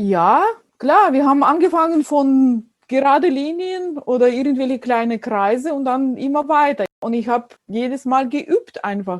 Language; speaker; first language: German; non-native, fluent; Russian